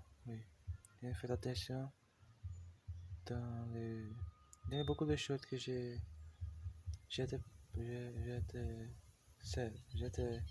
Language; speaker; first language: French; non-native, learner; Portuguese